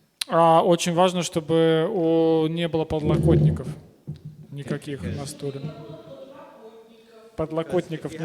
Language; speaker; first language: Russian; native; Russian